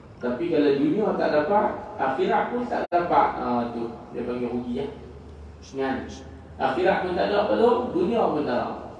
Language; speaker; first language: Malay; native; Malay